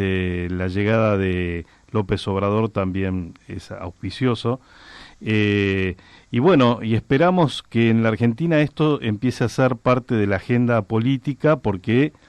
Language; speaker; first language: Spanish; native; Spanish